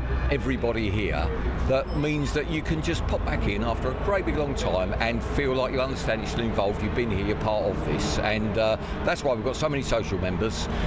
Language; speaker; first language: English; native; English